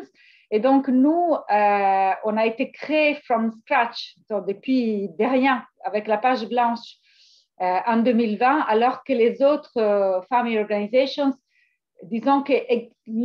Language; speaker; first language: French; non-native, fluent; Italian